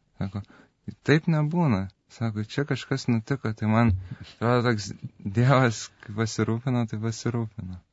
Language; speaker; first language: Lithuanian; native; Lithuanian